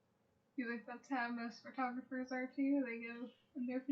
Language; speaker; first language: English; native; English